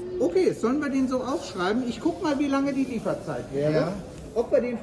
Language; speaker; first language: German; native; German